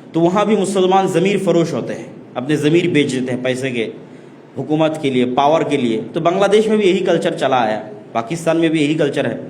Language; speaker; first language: Urdu; non-native, fluent; Bangla